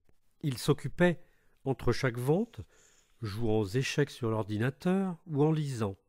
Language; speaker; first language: French; native; French